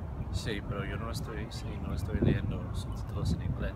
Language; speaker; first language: Spanish; non-native, fluent; English